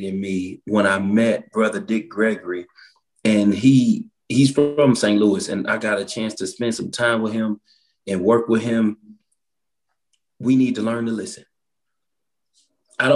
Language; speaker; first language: English; native; English